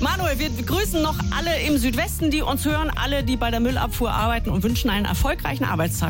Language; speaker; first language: German; native; German